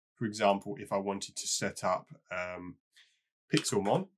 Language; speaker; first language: English; native; English